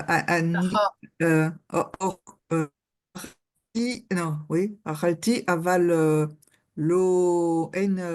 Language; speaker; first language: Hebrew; non-native, learner; French